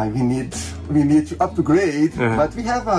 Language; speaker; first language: English; non-native, fluent; Portuguese